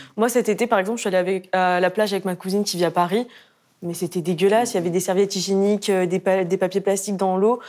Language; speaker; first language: French; native; French